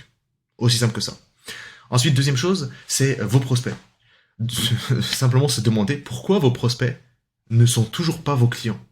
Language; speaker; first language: French; native; French